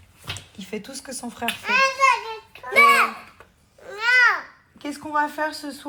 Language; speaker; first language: French; native; French